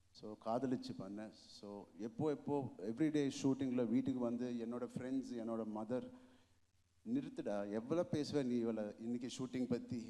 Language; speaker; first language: Tamil; non-native, local second language; Telugu